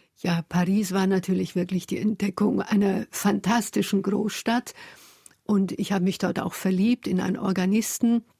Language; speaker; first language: German; early bilingual, other home language; Hungarian